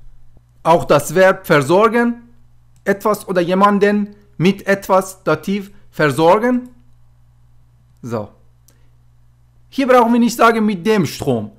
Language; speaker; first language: German; non-native, fluent; Persian